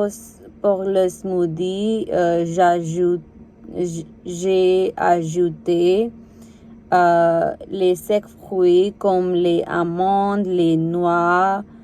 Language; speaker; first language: French; non-native, learner; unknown